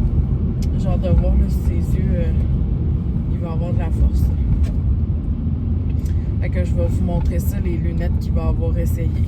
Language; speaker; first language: French; native; French